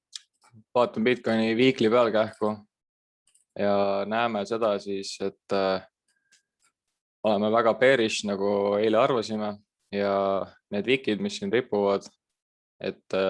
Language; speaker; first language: Estonian; native; Estonian